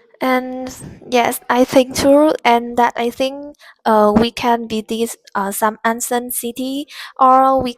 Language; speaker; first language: English; non-native, learner; Vietnamese